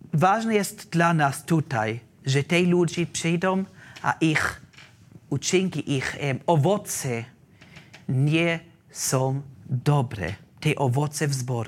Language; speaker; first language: Polish; non-native, learner; German